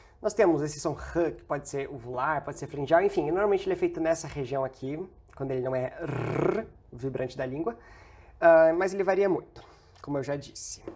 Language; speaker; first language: Portuguese; native; Portuguese